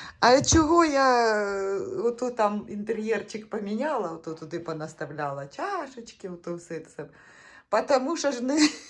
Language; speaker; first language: Ukrainian; native; Ukrainian